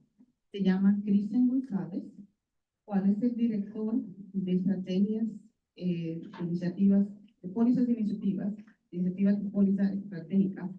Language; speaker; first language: Spanish; early bilingual, heritage; Spanish